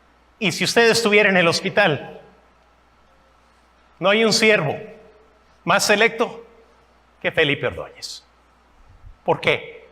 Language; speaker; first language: Spanish; non-native, fluent; English